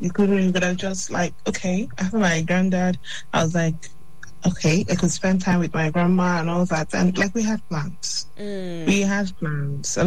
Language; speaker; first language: English; non-native, local second language; Igbo